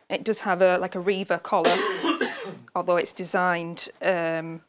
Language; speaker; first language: English; native; English